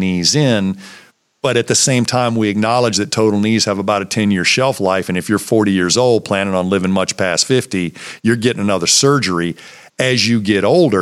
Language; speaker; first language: English; native; English